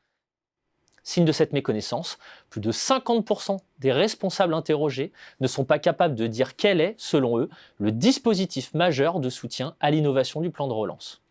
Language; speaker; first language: French; native; French